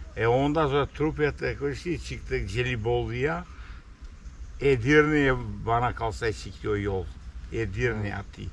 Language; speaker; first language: Turkish; native; Turkish